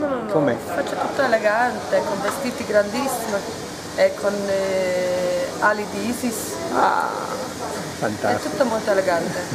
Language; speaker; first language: Italian; non-native, learner; Hungarian